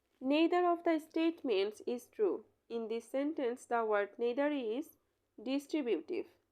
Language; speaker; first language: English; non-native, local second language; Bangla